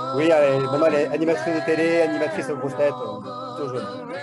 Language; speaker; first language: French; native; French